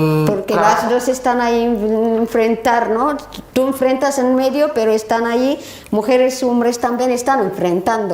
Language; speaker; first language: Spanish; non-native, learner; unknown